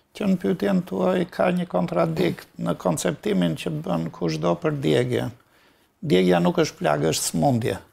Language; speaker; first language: Albanian; native; Albanian